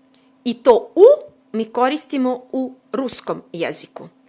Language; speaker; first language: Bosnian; non-native, fluent; Russian